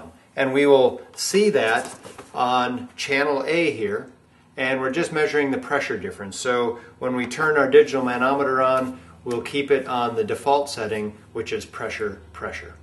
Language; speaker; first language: English; native; English